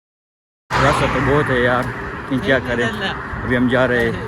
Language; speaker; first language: Hindi; non-native, local second language; Pashto